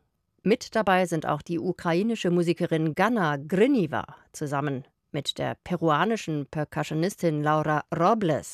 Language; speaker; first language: German; native; German